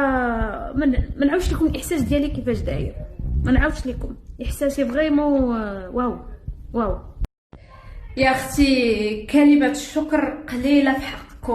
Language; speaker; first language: Arabic; native; Arabic